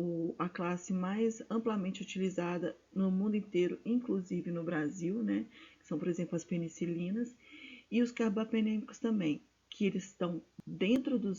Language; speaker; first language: Portuguese; native; Portuguese